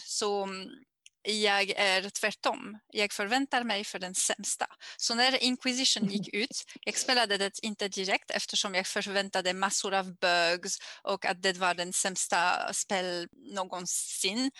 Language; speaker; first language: Swedish; non-native, learner; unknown